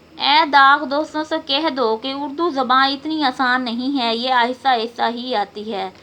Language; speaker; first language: Urdu; native; Urdu